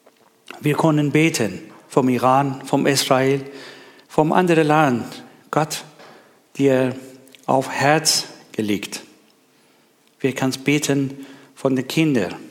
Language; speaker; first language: German; non-native, learner; Persian